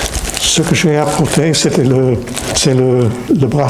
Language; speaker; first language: French; non-native, fluent; English